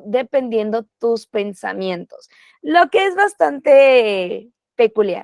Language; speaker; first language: Spanish; native; Spanish